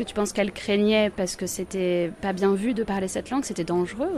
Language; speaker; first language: French; native; French